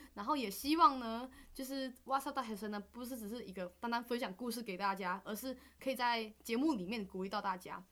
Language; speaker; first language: Chinese; native; Chinese